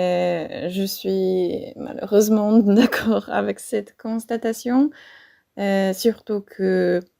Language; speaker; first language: French; non-native, fluent; Polish